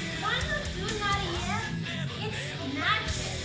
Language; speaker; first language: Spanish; non-native, learner; English